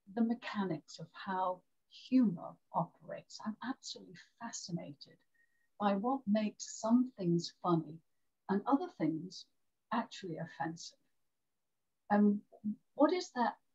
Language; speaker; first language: English; native; English